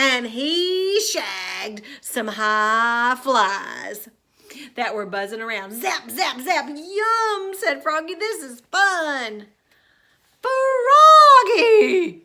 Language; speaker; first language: English; native; English